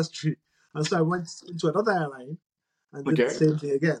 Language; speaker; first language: English; non-native, local second language; Igbo